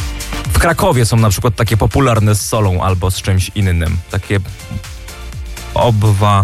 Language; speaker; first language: Polish; native; Polish